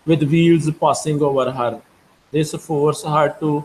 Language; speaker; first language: English; non-native, local second language; Urdu